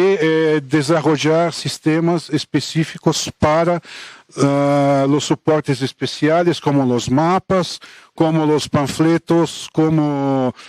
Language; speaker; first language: Spanish; non-native, fluent; Portuguese